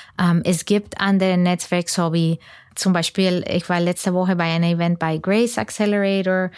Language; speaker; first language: German; non-native, fluent; Spanish